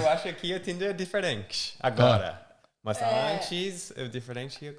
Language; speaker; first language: Portuguese; non-native, learner; English